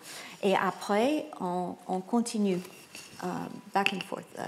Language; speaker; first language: French; non-native, fluent; English